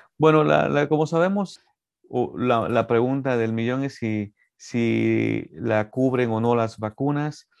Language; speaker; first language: Spanish; native; Spanish